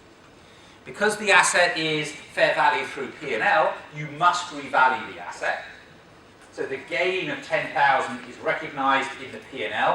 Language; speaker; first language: English; native; English